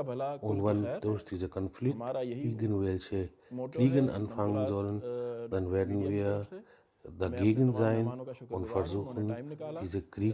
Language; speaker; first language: German; non-native, learner; Urdu